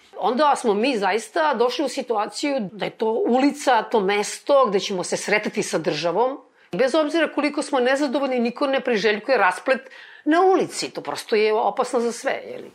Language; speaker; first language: Serbian; native; Serbian